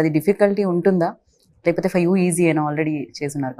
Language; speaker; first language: Telugu; native; Telugu